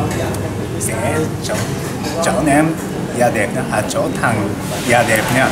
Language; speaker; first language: Vietnamese; non-native, learner; Japanese